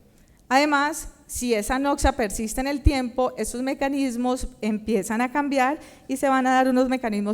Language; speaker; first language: Spanish; native; Spanish